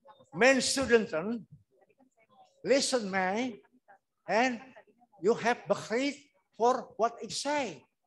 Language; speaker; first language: English; non-native, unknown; Indonesian